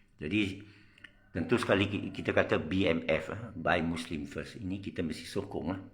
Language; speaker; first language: Malay; non-native, local second language; Chinese